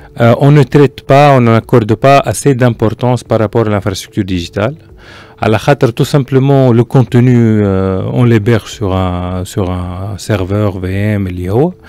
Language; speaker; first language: French; non-native, local second language; Arabic